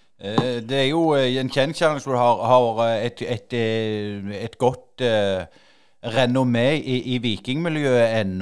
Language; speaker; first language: Norwegian; native; Norwegian